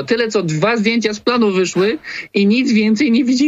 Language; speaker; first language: Polish; native; Polish